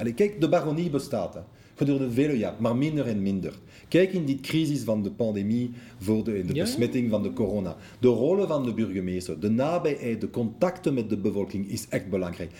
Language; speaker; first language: Dutch; non-native, local second language; French